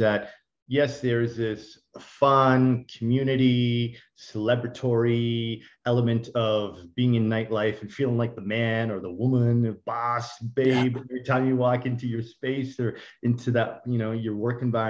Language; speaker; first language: English; native; English